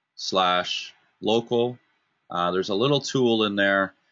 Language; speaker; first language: English; native; English